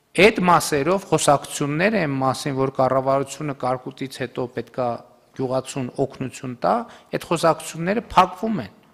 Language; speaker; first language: Armenian; native; Armenian